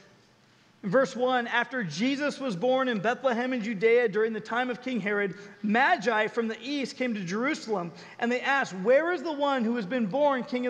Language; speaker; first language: English; native; English